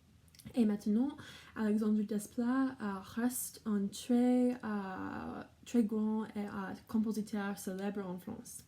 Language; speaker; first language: French; non-native, learner; English